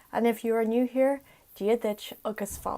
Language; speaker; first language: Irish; non-native, learner; English